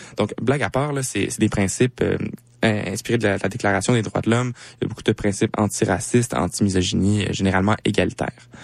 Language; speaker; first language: French; native; French